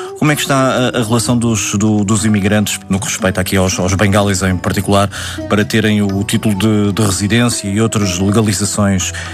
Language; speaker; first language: Portuguese; native; Portuguese